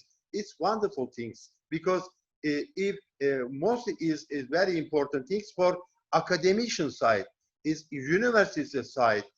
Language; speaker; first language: English; non-native, learner; Turkish